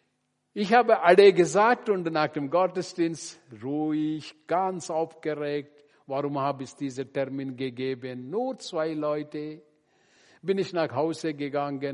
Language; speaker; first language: German; non-native, learner; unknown